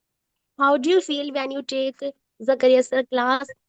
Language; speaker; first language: English; non-native, learner; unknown